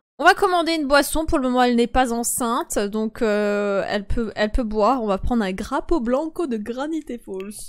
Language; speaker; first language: French; early bilingual, other home language; Polish